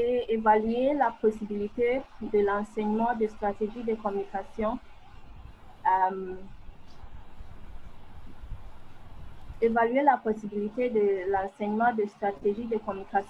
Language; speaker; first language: French; non-native, fluent; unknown